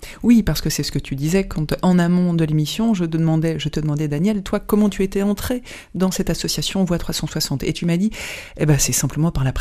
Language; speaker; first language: French; native; French